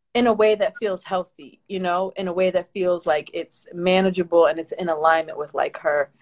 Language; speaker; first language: English; native; English